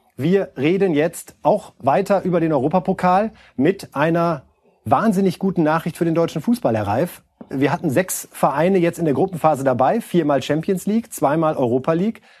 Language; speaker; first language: German; native; German